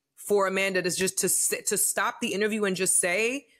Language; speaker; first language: English; native; English